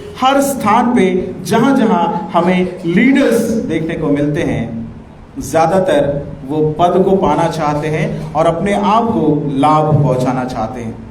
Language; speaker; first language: Hindi; non-native, local second language; Marathi